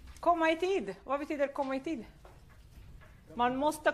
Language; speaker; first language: Swedish; non-native, fluent; Arabic